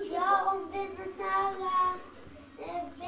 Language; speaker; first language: Swedish; non-native, learner; German